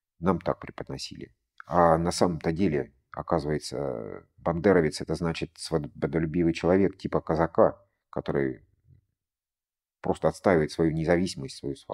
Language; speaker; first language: Russian; native; Russian